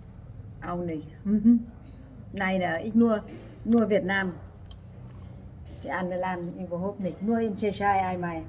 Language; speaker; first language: German; non-native, learner; Vietnamese